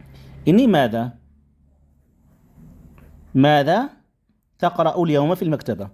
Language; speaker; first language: Arabic; non-native, fluent; Indonesian